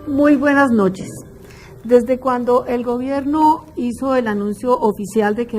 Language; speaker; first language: Spanish; native; Spanish